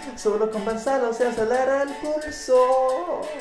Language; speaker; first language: Spanish; non-native, learner; Swedish